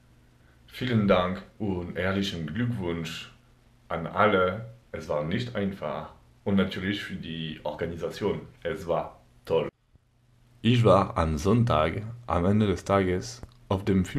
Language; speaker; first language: German; non-native, learner; French